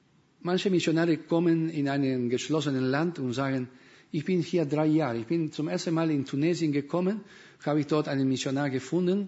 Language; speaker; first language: German; non-native, fluent; Spanish